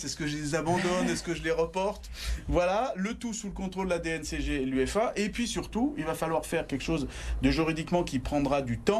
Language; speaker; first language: French; native; French